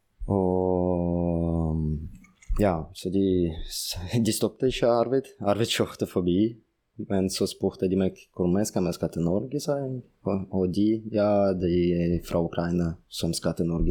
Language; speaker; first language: Norwegian; non-native, fluent; Russian